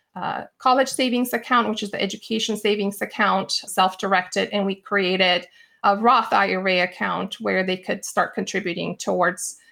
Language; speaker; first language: English; non-native, fluent; Bulgarian